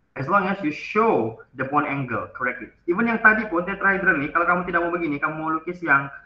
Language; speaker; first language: English; non-native, local second language; Malay